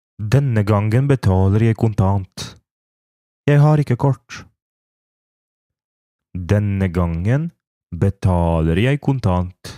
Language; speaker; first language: Norwegian; non-native, fluent; Polish